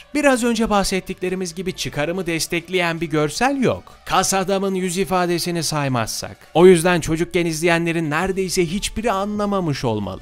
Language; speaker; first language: Turkish; native; Turkish